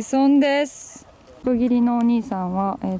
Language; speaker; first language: Japanese; native; Japanese